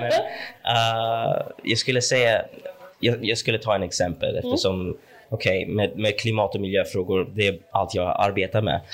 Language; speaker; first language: Swedish; non-native, fluent; English